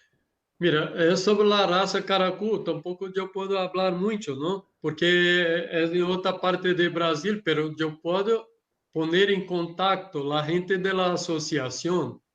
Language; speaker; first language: Spanish; non-native, learner; Portuguese